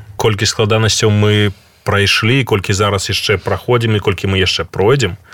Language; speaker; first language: Belarusian; native; Belarusian